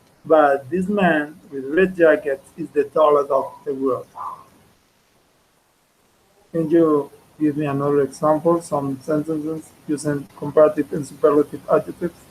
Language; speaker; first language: English; non-native, fluent; Spanish